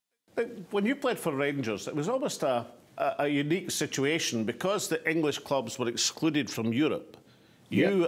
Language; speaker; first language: English; native; English